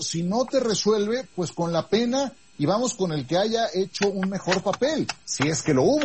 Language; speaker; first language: Spanish; native; Spanish